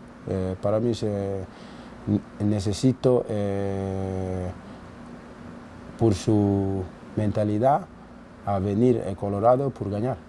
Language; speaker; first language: Spanish; non-native, learner; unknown